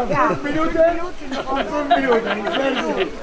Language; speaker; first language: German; non-native, learner; Spanish